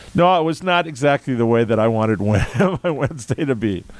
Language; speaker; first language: English; native; English